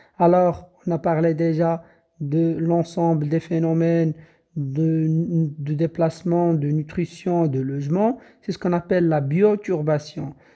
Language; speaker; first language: French; non-native, local second language; Arabic